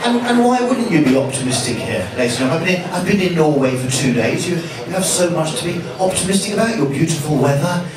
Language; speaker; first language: English; native; English